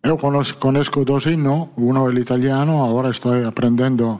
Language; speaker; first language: Portuguese; non-native, learner; Italian